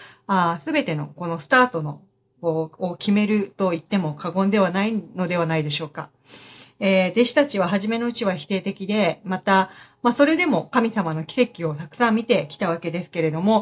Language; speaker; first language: Japanese; native; Japanese